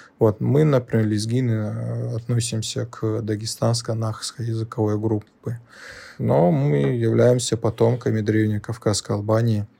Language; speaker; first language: Russian; non-native, local second language; Lezghian